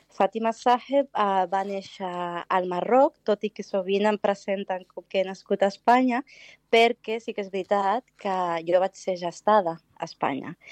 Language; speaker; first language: Catalan; early bilingual, other home language; Arabic